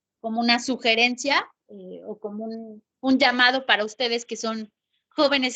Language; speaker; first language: Spanish; native; Spanish